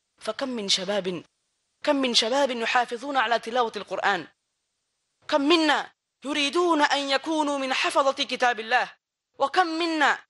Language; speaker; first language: Arabic; non-native, fluent; Bangla